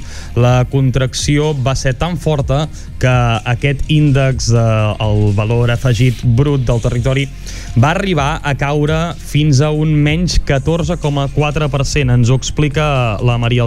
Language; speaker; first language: Catalan; native; Catalan